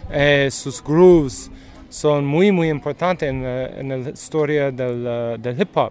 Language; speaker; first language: Spanish; non-native, learner; English